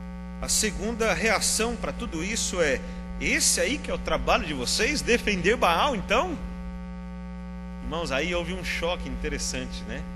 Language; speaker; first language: Portuguese; native; Portuguese